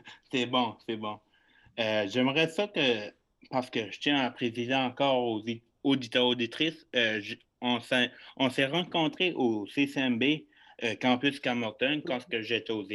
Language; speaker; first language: French; native; French